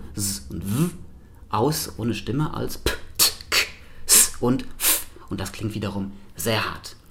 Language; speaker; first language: German; non-native, local second language; Luxembourgish